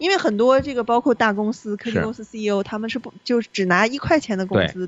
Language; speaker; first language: Chinese; native; Chinese